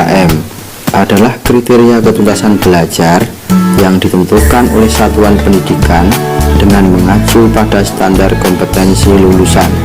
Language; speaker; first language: Indonesian; native; Indonesian